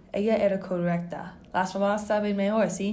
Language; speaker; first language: Spanish; non-native, learner; English